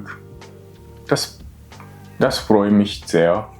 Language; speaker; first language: German; non-native, learner; Japanese